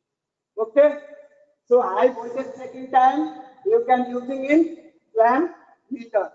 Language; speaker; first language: English; non-native, learner; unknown